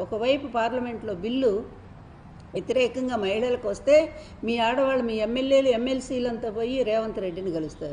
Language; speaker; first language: Telugu; native; Telugu